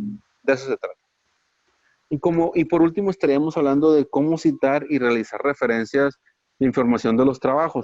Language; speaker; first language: Spanish; native; Spanish